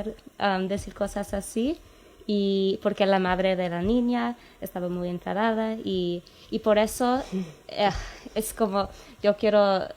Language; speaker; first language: Spanish; non-native, fluent; English